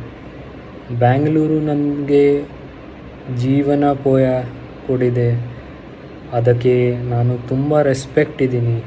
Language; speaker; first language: Kannada; non-native, local second language; Hindi